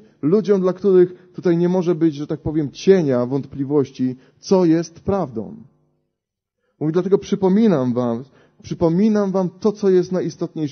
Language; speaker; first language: Polish; native; Polish